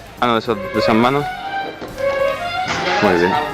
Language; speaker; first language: Spanish; non-native, local second language; Catalan